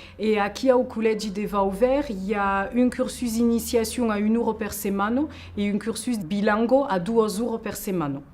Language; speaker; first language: Occitan; non-native, local second language; French